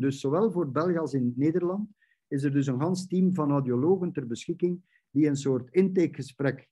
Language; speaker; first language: Dutch; native; Dutch